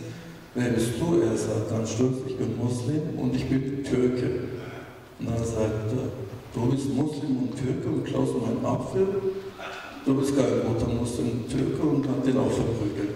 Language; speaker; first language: German; non-native, fluent; Turkish